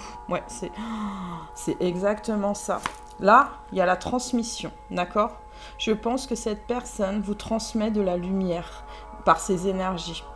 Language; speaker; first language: French; native; French